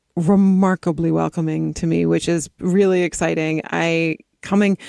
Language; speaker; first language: English; native; English